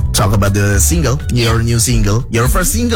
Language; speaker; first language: English; non-native, learner; Indonesian